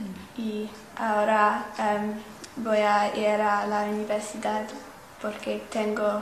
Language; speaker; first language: Spanish; non-native, learner; English